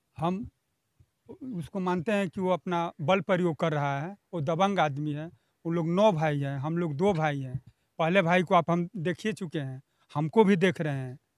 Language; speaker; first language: Hindi; native; Hindi